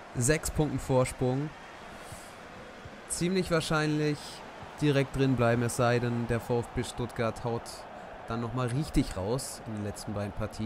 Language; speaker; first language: German; native; German